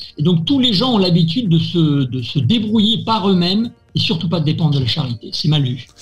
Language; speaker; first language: French; native; French